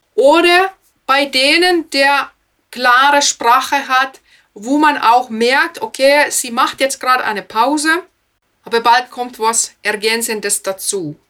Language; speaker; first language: German; non-native, fluent; Finnish